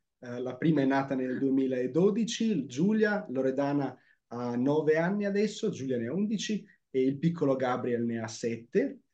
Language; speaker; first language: Italian; early bilingual, other home language; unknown